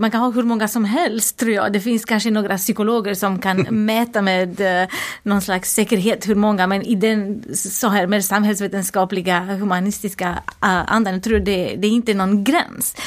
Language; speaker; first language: Swedish; non-native, fluent; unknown